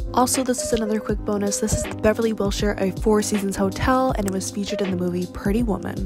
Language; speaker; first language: English; native; English